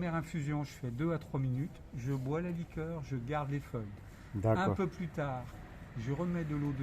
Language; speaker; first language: French; native; French